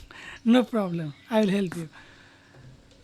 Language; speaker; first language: English; non-native, learner; Bangla